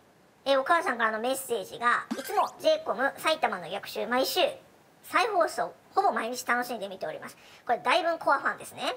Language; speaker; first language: Japanese; native; Japanese